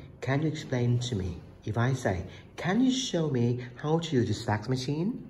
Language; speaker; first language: English; non-native, fluent; Thai